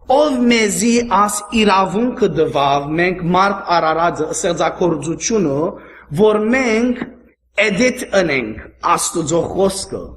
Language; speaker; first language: Armenian; early bilingual, heritage; Armenian